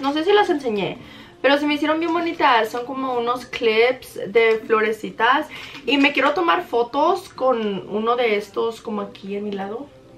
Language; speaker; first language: Spanish; early bilingual, heritage; Spanish